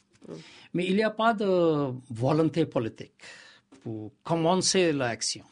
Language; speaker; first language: French; non-native, learner; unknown